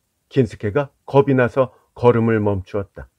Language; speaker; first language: Korean; native; Korean